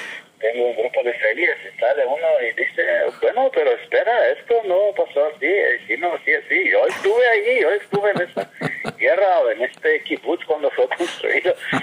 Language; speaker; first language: Spanish; non-native, fluent; Hebrew